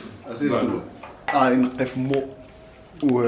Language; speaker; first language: Arabic; native; Arabic